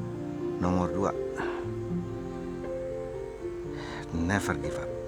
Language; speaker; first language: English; non-native, fluent; Indonesian